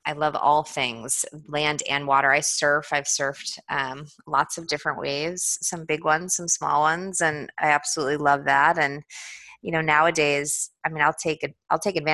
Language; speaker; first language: English; native; English